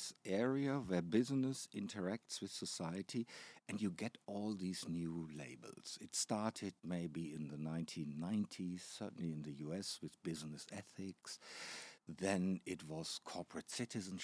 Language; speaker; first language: English; non-native, fluent; German